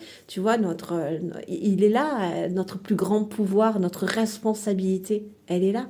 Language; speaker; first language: French; native; French